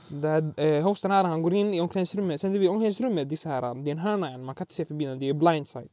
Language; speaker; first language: Swedish; early bilingual, other home language; Arabic